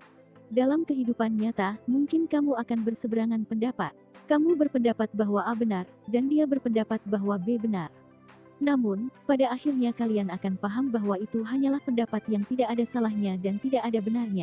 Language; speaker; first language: Indonesian; native; Indonesian